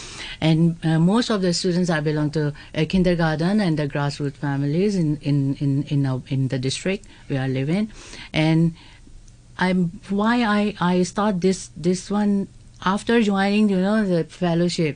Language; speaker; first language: English; non-native, local second language; Urdu